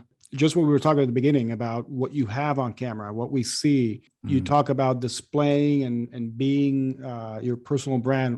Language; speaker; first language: English; native; English